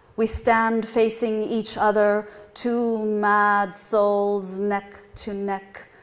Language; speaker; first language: English; non-native, fluent; Persian